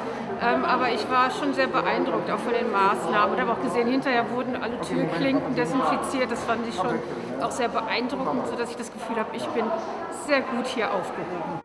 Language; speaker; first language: German; native; German